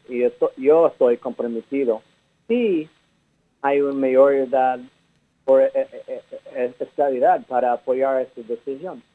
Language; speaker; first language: Spanish; early bilingual, heritage; English